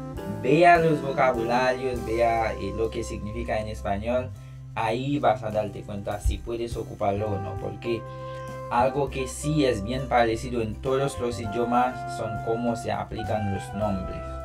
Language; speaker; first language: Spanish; non-native, fluent; Haitian Creole